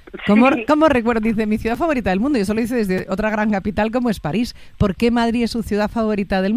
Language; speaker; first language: Spanish; native; Spanish